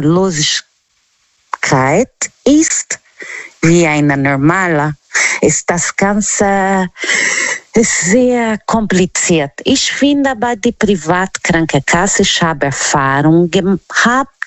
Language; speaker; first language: German; non-native, learner; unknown